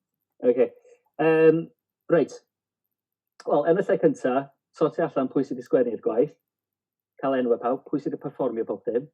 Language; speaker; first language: Welsh; native; Welsh